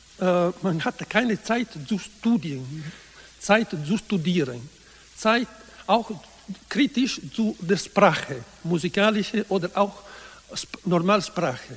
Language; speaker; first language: German; non-native, learner; Italian